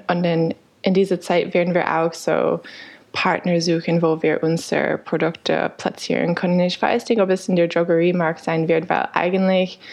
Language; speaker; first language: German; non-native, fluent; English